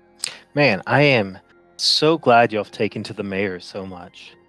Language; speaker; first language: English; native; English